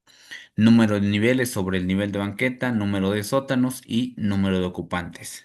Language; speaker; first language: Spanish; native; Spanish